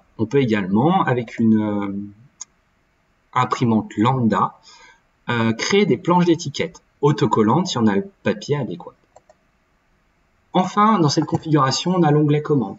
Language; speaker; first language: French; native; French